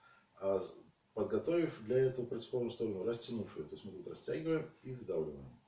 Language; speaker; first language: Russian; native; Russian